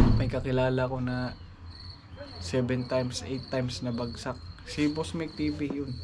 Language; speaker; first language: Filipino; non-native, local second language; Cebuano